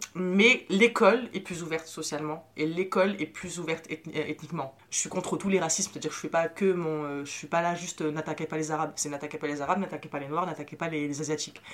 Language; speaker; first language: French; early bilingual, other home language; Arabic